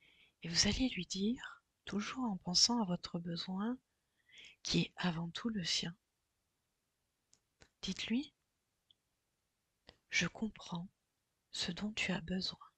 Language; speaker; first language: French; native; French